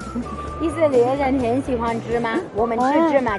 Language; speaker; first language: Chinese; non-native, learner; Hebrew